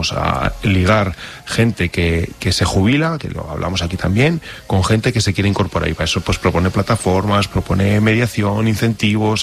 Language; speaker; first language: Spanish; native; Spanish